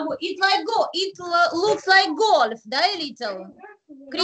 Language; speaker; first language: English; non-native, learner; Russian